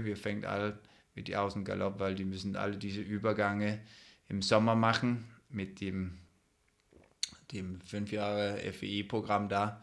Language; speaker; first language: German; non-native, fluent; Danish